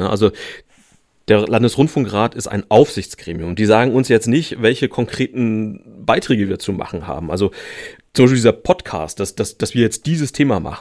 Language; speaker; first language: German; native; German